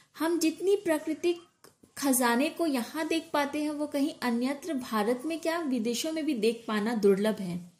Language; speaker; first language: Hindi; native; Hindi